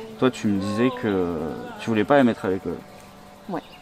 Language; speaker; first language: French; native; French